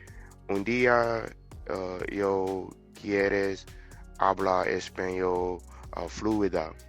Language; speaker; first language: Spanish; non-native, learner; English